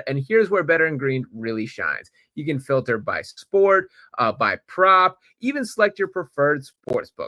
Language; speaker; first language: English; native; English